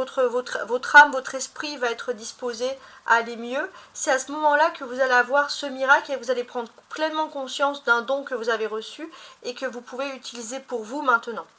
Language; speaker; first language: French; native; French